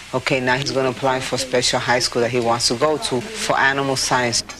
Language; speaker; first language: English; early bilingual, other home language; Spanish